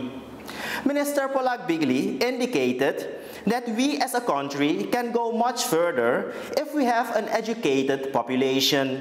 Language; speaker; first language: English; non-native, local second language; Dutch